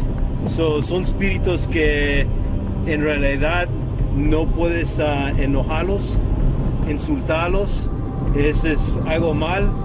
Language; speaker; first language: Spanish; early bilingual, heritage; Spanish